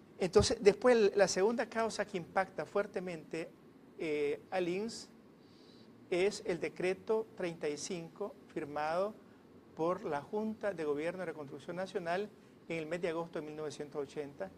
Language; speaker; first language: Spanish; native; Spanish